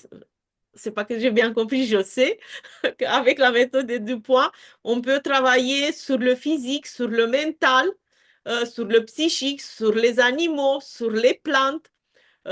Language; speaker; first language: French; non-native, fluent; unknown